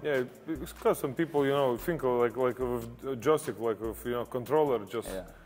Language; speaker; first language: English; non-native, fluent; Lithuanian